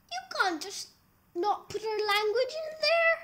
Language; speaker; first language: English; native; English